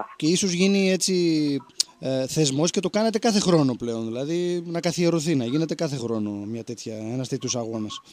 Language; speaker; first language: Greek; native; Greek